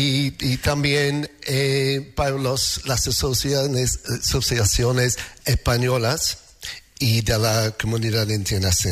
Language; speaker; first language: Spanish; non-native, learner; English